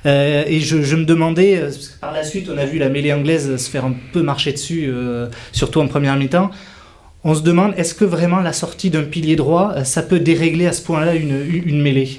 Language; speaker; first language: French; native; French